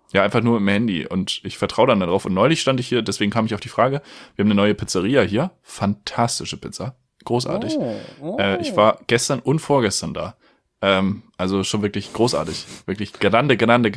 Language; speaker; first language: German; native; German